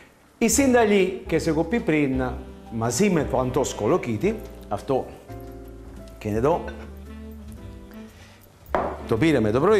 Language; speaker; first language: Greek; non-native, learner; Italian